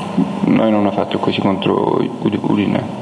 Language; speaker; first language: Italian; non-native, learner; Danish